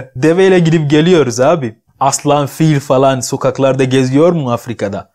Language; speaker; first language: Turkish; non-native, fluent; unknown